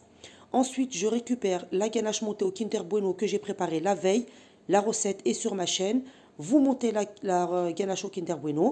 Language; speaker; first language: French; native; French